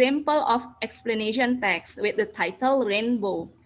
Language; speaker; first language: English; non-native, learner; Indonesian